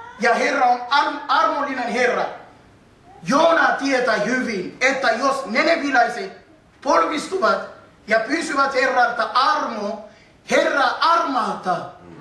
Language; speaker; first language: Finnish; non-native, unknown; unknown